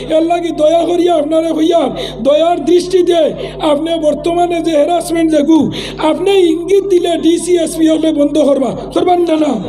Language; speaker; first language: Bangla; native; Bangla